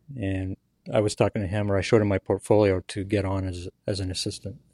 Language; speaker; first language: English; native; English